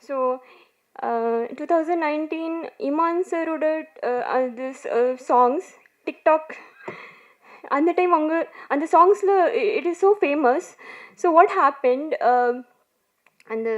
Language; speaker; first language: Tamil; non-native, learner; Bangla